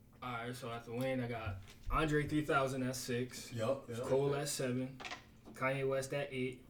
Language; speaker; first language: English; native; English